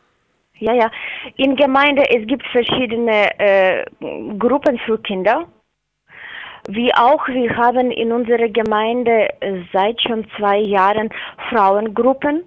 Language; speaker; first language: German; non-native, learner; Latvian